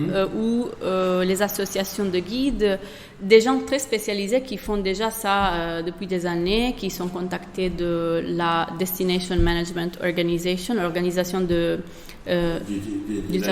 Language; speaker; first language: French; non-native, fluent; Italian